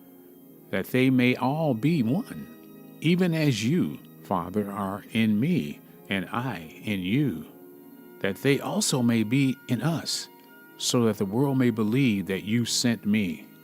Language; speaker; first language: English; native; English